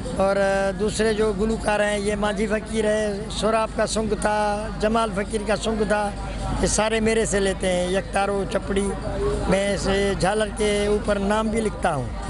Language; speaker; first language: Urdu; non-native, local second language; Sindhi